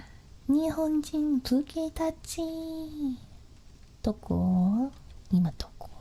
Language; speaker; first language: Japanese; non-native, learner; English